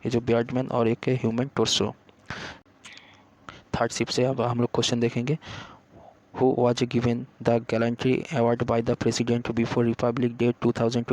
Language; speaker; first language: Hindi; native; Hindi